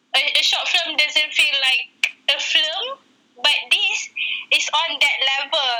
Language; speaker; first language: English; non-native, local second language; Malay